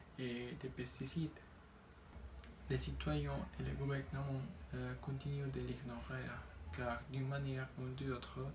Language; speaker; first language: French; non-native, learner; Spanish